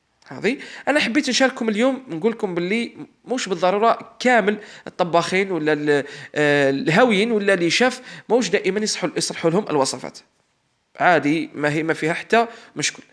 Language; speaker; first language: Arabic; native; Arabic